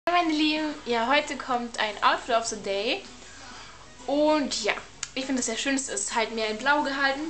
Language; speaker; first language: German; native; German